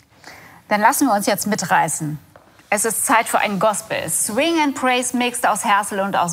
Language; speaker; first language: German; native; German